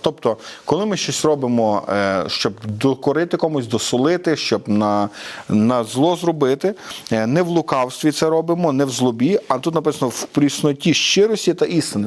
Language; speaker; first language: Ukrainian; native; Ukrainian